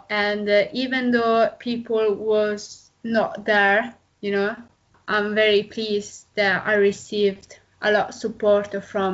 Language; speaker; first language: English; non-native, learner; Italian